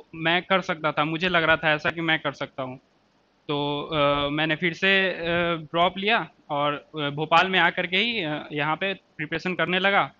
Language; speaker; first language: Hindi; native; Hindi